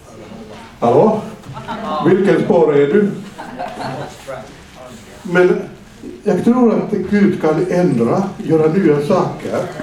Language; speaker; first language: Swedish; non-native, fluent; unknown